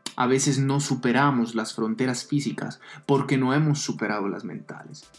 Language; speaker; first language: Spanish; non-native, fluent; Italian